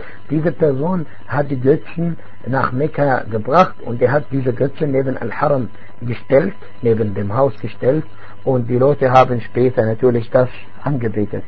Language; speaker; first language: German; non-native, fluent; Arabic